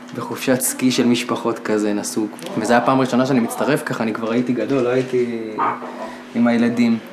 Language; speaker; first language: Hebrew; native; Hebrew